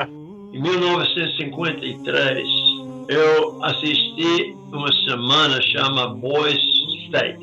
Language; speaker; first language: Portuguese; non-native, fluent; English